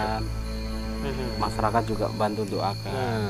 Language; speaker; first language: Indonesian; native; Indonesian